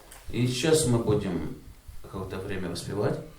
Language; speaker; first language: Russian; native; Russian